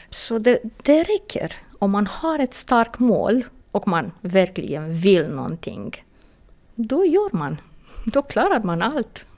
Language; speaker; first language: Swedish; non-native, fluent; Romanian